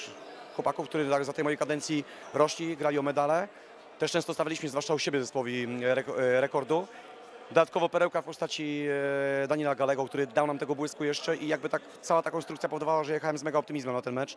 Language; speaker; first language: Polish; native; Polish